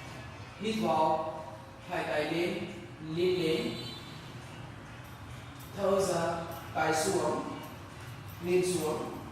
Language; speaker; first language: Vietnamese; non-native, learner; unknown